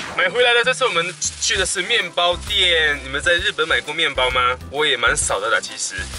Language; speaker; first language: Chinese; native; Chinese